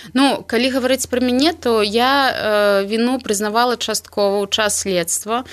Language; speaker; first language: Belarusian; non-native, local second language; Russian